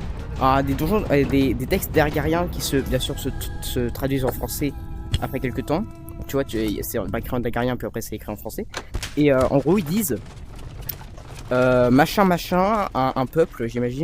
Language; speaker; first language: French; native; French